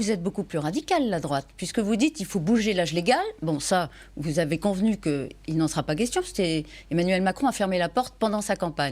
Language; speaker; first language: French; native; French